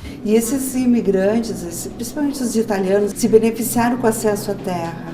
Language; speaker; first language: Portuguese; native; Portuguese